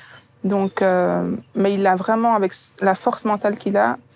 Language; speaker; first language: French; native; French